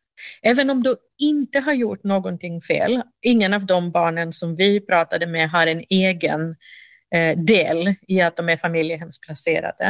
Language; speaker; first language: Swedish; non-native, fluent; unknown